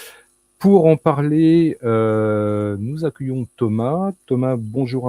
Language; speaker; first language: French; native; French